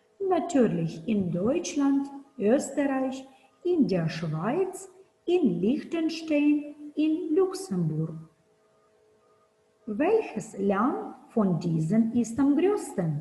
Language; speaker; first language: German; non-native, fluent; Ukrainian